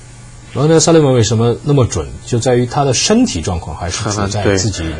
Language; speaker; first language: Chinese; native; Chinese